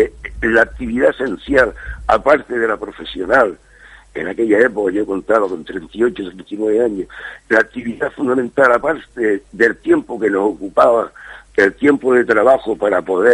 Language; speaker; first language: Spanish; native; Spanish